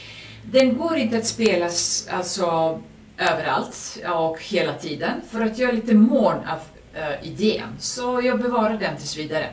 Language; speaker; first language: Swedish; non-native, fluent; Serbian